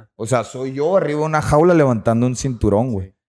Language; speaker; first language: Spanish; native; Spanish